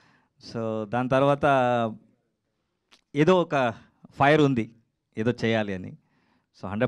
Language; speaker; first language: Telugu; non-native, learner; Kannada